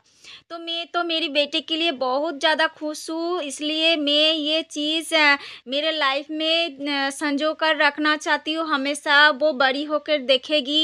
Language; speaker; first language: Hindi; non-native, local second language; Bangla